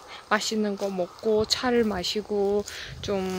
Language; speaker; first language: Korean; non-native, learner; Azerbaijani